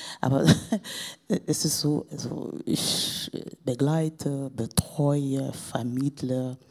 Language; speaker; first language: German; non-native, fluent; Portuguese